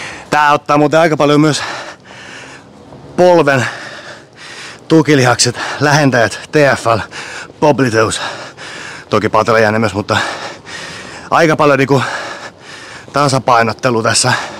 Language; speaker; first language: Finnish; native; Finnish